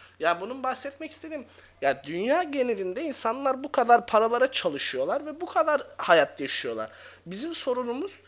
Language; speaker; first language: Turkish; native; Turkish